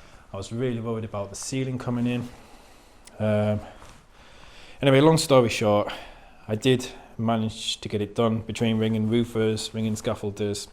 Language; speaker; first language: English; native; English